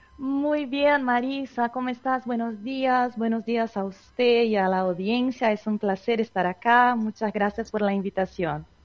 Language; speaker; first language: Spanish; non-native, fluent; Portuguese